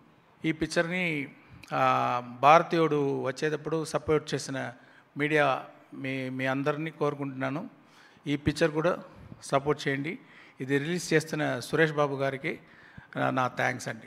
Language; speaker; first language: Telugu; non-native, learner; Tamil